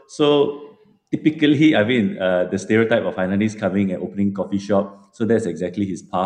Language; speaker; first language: English; non-native, local second language; Min Nan Chinese